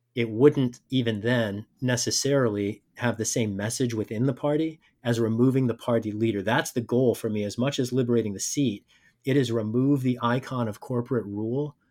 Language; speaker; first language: English; native; English